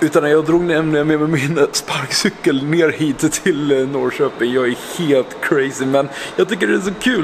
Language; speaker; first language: Swedish; native; Swedish